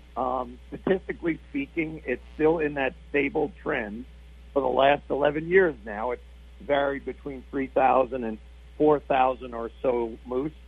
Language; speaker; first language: English; native; English